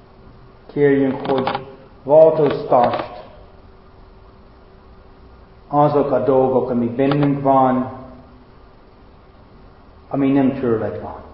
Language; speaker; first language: Hungarian; non-native, fluent; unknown